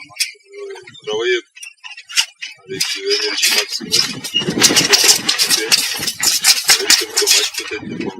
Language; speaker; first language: French; non-native, learner; Russian